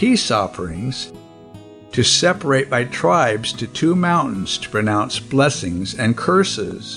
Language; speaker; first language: English; non-native, local second language; Yoruba